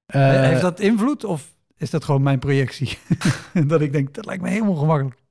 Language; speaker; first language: Dutch; native; Dutch